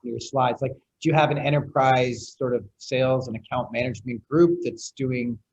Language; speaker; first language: English; native; English